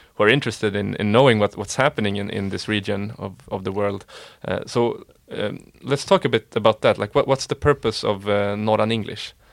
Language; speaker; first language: English; non-native, fluent; Swedish